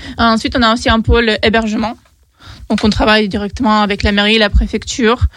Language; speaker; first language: French; non-native, fluent; Ukrainian